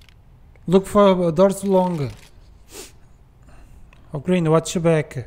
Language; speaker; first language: English; non-native, learner; Portuguese